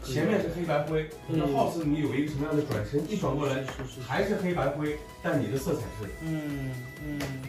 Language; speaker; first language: Chinese; native; Chinese